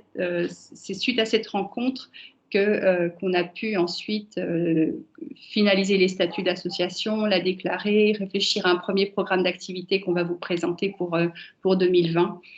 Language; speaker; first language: French; native; French